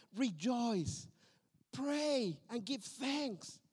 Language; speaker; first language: English; non-native, fluent; Spanish